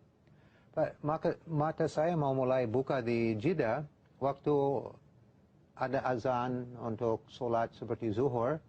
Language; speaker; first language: Indonesian; non-native, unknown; English